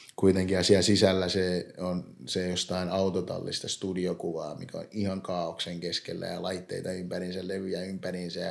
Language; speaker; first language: Finnish; early bilingual, other home language; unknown